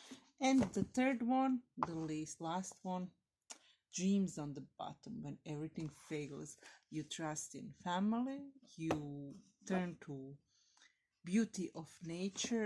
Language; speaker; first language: English; non-native, fluent; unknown